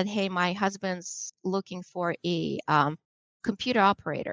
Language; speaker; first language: English; non-native, fluent; Russian